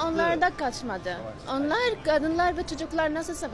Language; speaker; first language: Turkish; non-native, learner; Arabic